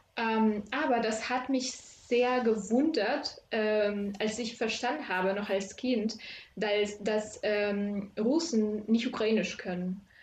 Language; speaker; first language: German; non-native, fluent; Ukrainian